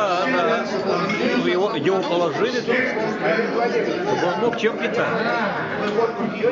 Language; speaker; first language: Russian; native; Russian